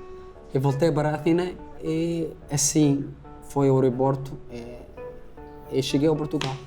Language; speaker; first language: Portuguese; non-native, learner; Arabic